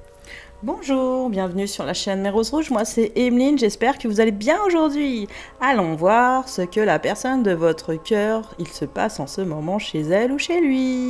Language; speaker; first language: French; native; French